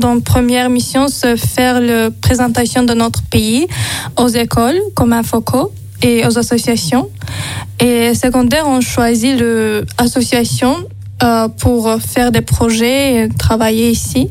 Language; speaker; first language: French; non-native, learner; Azerbaijani